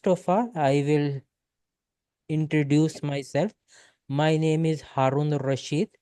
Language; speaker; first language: English; non-native, local second language; Urdu